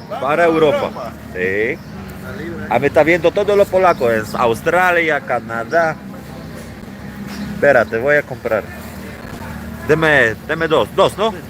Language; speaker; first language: Spanish; non-native, learner; Polish